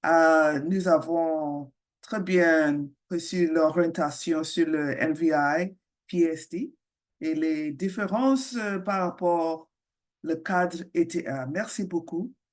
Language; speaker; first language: French; non-native, fluent; English